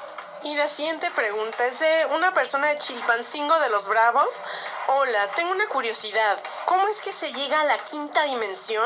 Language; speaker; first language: Spanish; native; Spanish